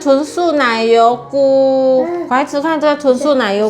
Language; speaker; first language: Chinese; native; Chinese